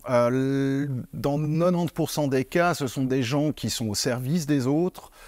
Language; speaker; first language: French; native; French